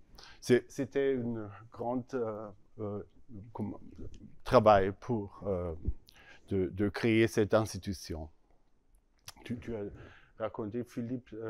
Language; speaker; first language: French; non-native, learner; German